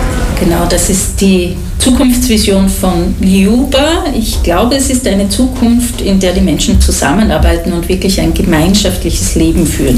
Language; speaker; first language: German; native; German